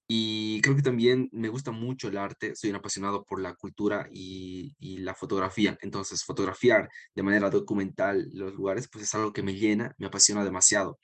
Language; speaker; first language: Spanish; native; Spanish